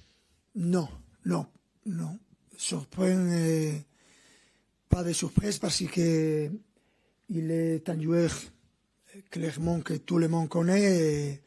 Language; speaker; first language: French; non-native, fluent; Spanish